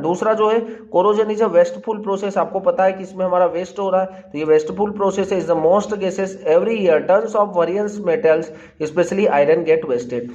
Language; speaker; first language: Hindi; native; Hindi